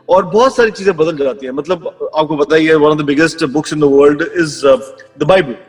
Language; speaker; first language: Hindi; native; Hindi